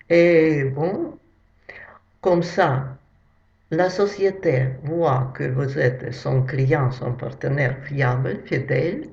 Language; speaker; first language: French; non-native, fluent; Russian